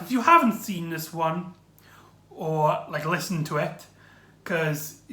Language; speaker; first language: English; native; English